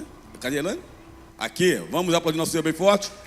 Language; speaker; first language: Portuguese; native; Portuguese